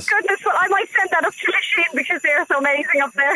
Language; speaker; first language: English; native; English